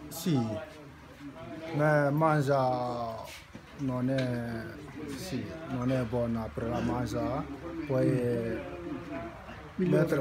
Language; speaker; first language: Italian; non-native, learner; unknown